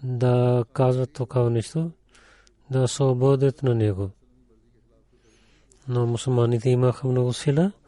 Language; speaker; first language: Bulgarian; non-native, learner; Urdu